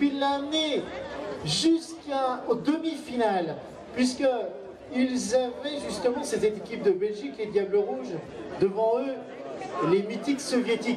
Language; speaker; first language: French; native; French